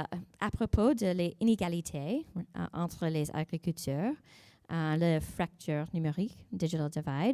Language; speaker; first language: French; non-native, learner; English